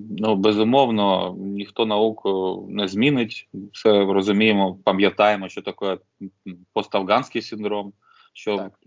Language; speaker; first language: Ukrainian; non-native, local second language; Russian